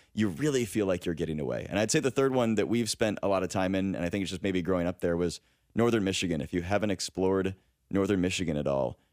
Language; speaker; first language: English; native; English